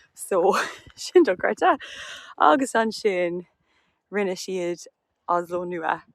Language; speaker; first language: Irish; non-native, local second language; English